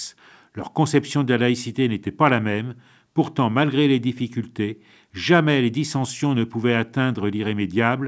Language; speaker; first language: French; native; French